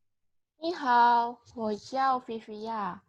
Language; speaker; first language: Chinese; non-native, learner; Indonesian